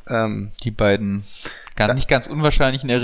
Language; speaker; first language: German; native; German